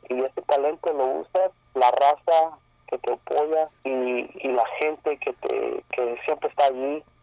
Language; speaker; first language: Spanish; early bilingual, other home language; English